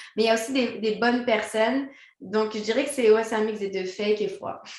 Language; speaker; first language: French; native; French